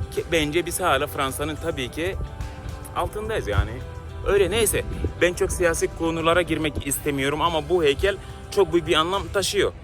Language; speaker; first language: Turkish; non-native, fluent; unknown